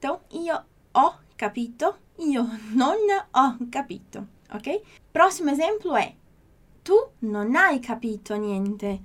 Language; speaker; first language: Italian; non-native, fluent; Portuguese